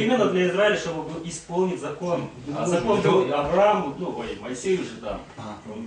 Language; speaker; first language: Russian; native; Russian